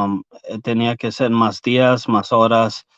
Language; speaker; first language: Spanish; early bilingual, heritage; English